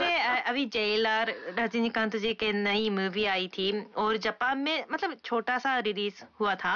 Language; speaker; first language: Hindi; non-native, fluent; Japanese